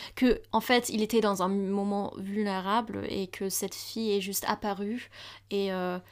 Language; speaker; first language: French; non-native, fluent; German